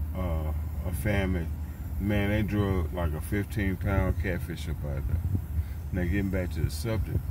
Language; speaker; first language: English; native; English